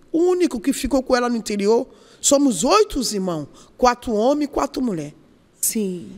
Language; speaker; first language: Portuguese; non-native, learner; Yoruba